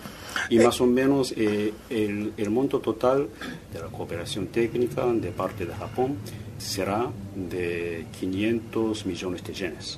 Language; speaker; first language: Spanish; non-native, fluent; Japanese